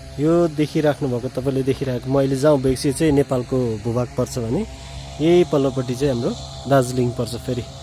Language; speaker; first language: Nepali; native; Nepali